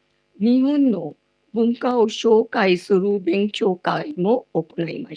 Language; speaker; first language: Japanese; non-native, fluent; Marathi